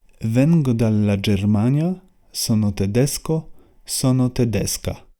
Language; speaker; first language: Italian; non-native, learner; Polish